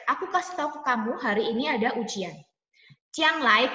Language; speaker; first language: Indonesian; native; Indonesian